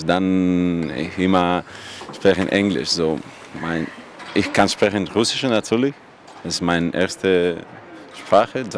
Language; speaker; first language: German; non-native, learner; Russian